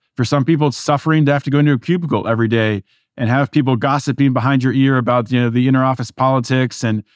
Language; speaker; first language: English; native; English